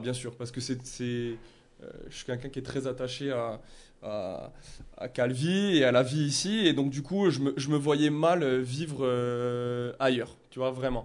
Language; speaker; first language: French; native; French